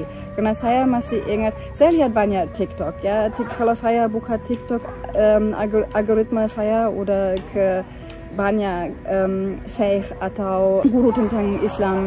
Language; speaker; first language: Indonesian; non-native, fluent; German